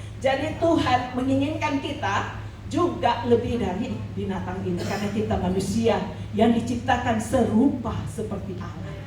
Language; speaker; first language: Indonesian; native; Indonesian